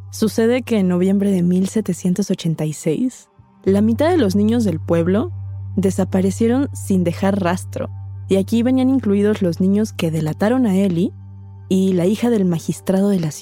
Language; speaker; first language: Spanish; native; Spanish